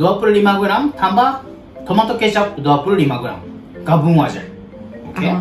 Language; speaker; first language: Indonesian; non-native, learner; Japanese